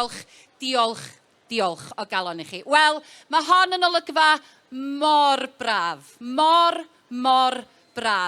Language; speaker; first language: Welsh; native; Welsh